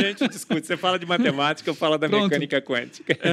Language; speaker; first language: Portuguese; native; Portuguese